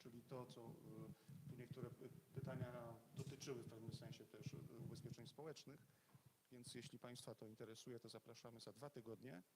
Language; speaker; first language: Polish; native; Polish